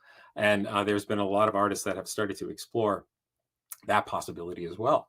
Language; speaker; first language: English; native; English